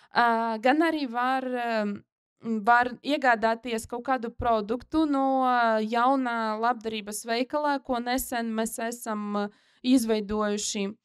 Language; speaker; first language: Latvian; non-native, local second language; Russian